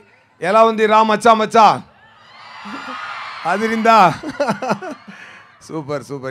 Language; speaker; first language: Telugu; non-native, learner; Tamil